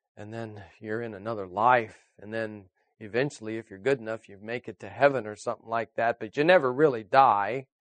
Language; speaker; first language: English; native; English